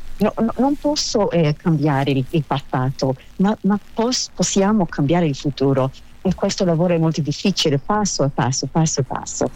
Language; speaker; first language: Italian; non-native, learner; Hebrew